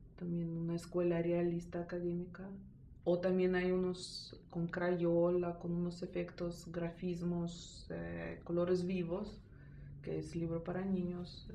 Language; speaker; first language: Spanish; non-native, fluent; Russian